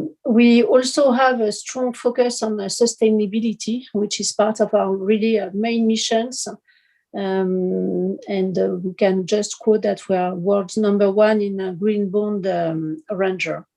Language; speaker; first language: English; non-native, fluent; French